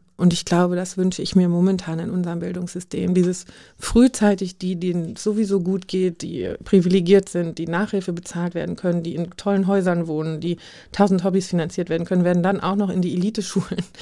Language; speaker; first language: German; native; German